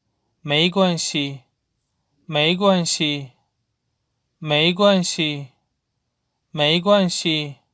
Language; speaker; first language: Chinese; non-native, learner; Urdu